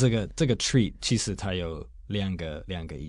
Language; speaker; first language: Chinese; non-native, fluent; English